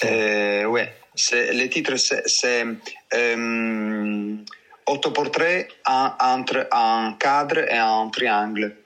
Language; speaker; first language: French; non-native, learner; Italian